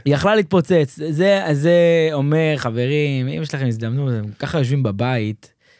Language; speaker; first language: Hebrew; native; Hebrew